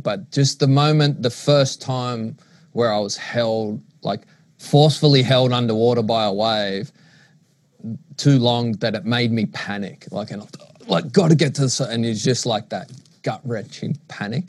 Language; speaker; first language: English; native; English